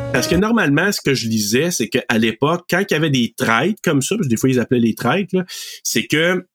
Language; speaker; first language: French; native; French